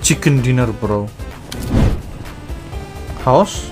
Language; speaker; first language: English; non-native, learner; Indonesian